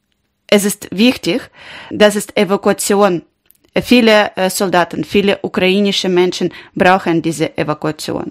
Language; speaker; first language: German; non-native, learner; Ukrainian